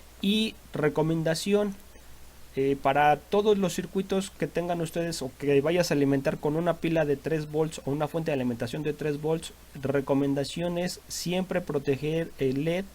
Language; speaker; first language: Spanish; native; Spanish